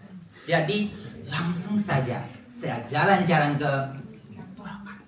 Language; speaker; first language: Indonesian; non-native, fluent; Chinese